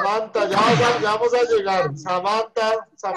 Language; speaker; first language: Spanish; native; Spanish